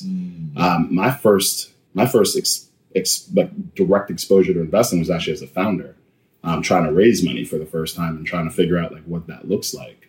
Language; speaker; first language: English; native; English